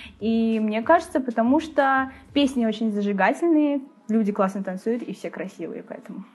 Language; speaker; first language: Russian; native; Russian